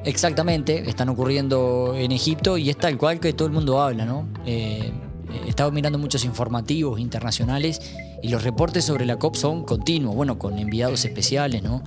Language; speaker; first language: Spanish; native; Spanish